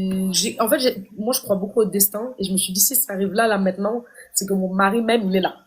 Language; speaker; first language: French; native; French